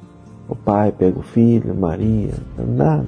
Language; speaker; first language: Portuguese; native; Portuguese